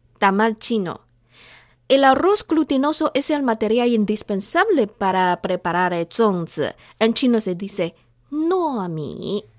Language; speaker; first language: Spanish; non-native, fluent; Chinese